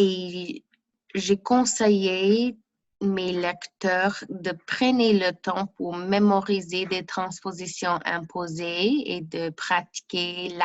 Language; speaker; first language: French; non-native, fluent; English